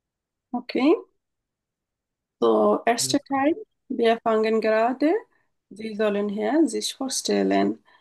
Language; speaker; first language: German; non-native, fluent; Bangla